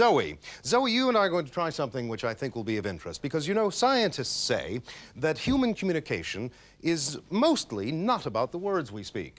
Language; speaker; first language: English; native; English